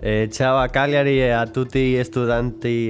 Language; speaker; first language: Italian; non-native, learner; Spanish